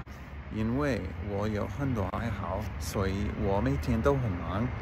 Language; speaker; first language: Chinese; non-native, learner; English